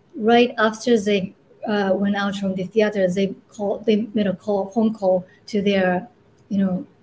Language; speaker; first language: English; non-native, fluent; Japanese